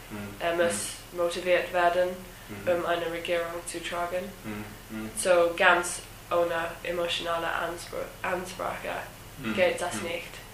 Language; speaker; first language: German; non-native, learner; English